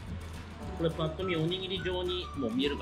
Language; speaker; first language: Japanese; native; Japanese